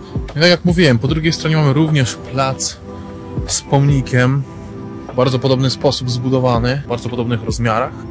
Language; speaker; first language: Polish; native; Polish